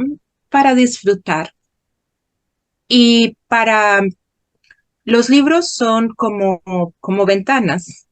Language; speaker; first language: Spanish; non-native, fluent; Portuguese